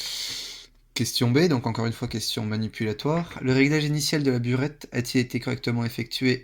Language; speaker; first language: French; native; French